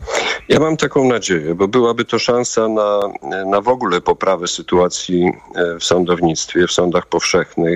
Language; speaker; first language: Polish; native; Polish